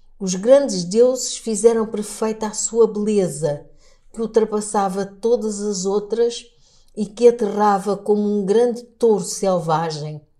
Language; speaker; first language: Portuguese; native; Portuguese